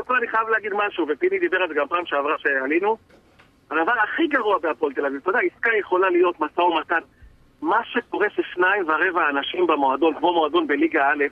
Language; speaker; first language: Hebrew; native; Hebrew